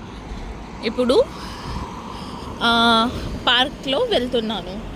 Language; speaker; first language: Telugu; non-native, learner; Marathi